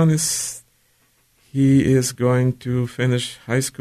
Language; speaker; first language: English; non-native, fluent; Ukrainian